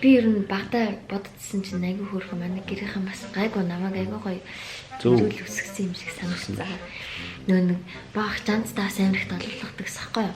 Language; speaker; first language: Mongolian; native; Mongolian